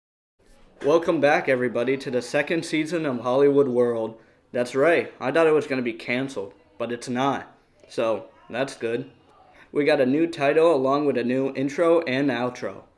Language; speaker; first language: English; native; English